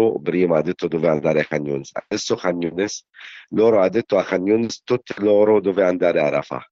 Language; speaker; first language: Italian; non-native, learner; Arabic